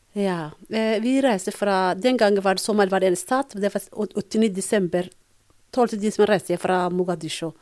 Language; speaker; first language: Norwegian; non-native, fluent; Somali